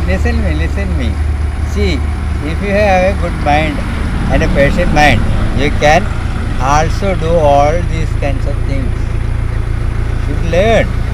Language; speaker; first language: English; non-native, local second language; Malayalam